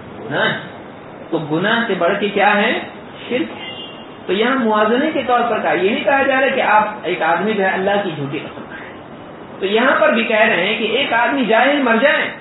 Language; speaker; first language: Urdu; native; Urdu